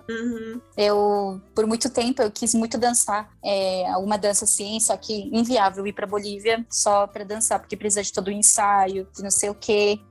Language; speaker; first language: Portuguese; non-native, local second language; Spanish